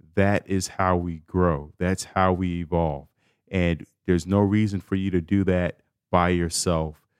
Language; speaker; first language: English; native; English